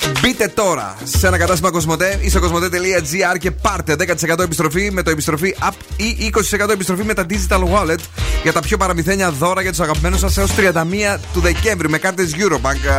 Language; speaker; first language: Greek; native; Greek